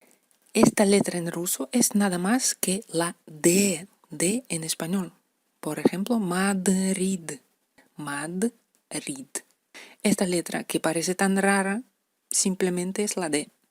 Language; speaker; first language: Spanish; non-native, fluent; Russian